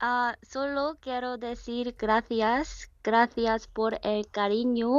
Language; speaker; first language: Spanish; non-native, learner; Korean